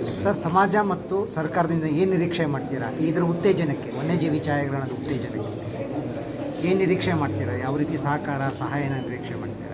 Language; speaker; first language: Kannada; native; Kannada